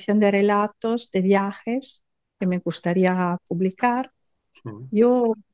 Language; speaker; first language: Spanish; non-native, fluent; Italian